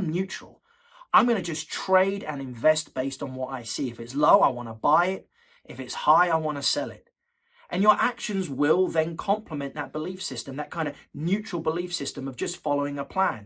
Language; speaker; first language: English; native; English